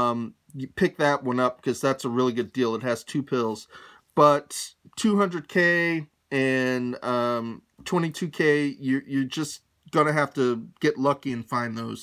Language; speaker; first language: English; native; English